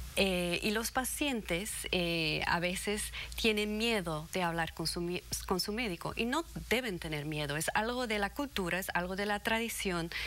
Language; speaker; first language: Spanish; non-native, fluent; Dutch